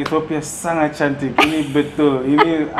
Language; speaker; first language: Indonesian; non-native, fluent; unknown